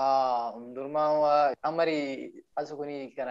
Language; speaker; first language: Japanese; non-native, learner; Arabic